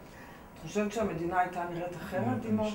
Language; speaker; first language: Hebrew; native; Hebrew